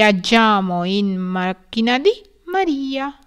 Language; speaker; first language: Italian; non-native, fluent; Sinhala